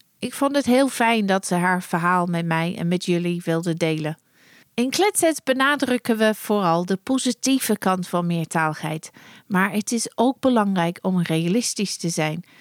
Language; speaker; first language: Dutch; non-native, fluent; English